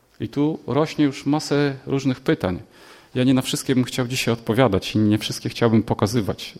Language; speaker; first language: Polish; native; Polish